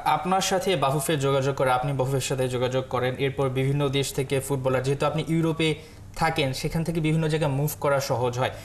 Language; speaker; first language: Bangla; native; Bangla